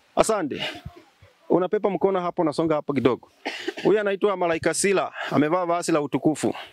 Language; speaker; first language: Swahili; non-native, local second language; Luyia